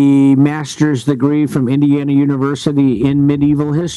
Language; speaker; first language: English; native; English